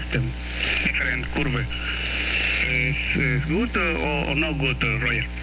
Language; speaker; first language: English; non-native, learner; Spanish